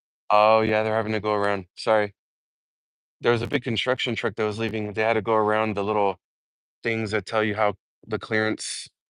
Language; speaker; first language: English; native; English